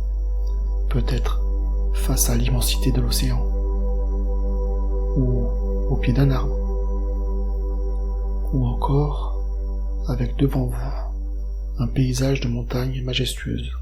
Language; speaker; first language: French; native; French